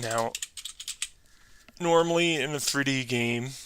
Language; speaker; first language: English; native; English